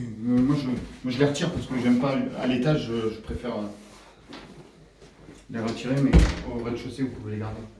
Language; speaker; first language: French; native; French